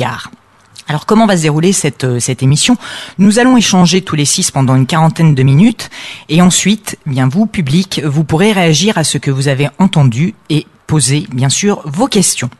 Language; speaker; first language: French; native; French